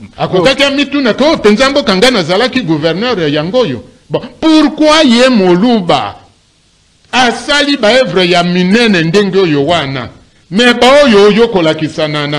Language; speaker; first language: Lingala; native; Lingala